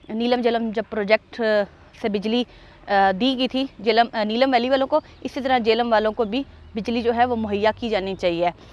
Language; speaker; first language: Urdu; non-native, local second language; Punjabi